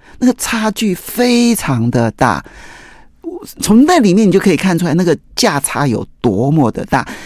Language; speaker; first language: Chinese; native; Chinese